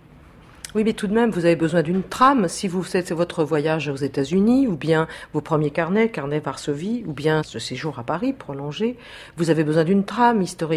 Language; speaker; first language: French; native; French